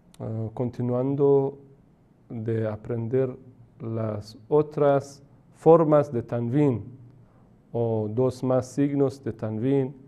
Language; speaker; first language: Spanish; non-native, fluent; Persian